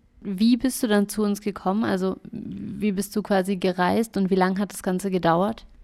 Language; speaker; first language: German; native; German